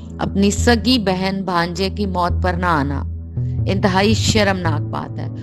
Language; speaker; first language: Urdu; native; Urdu